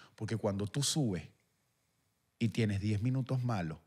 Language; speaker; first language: Spanish; native; Spanish